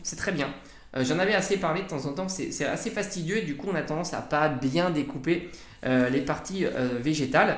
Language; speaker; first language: French; native; French